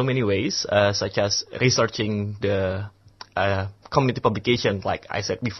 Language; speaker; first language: English; non-native, fluent; Indonesian